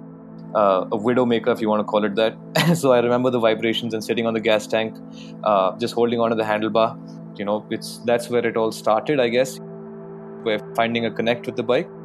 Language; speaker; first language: English; non-native, local second language; Hindi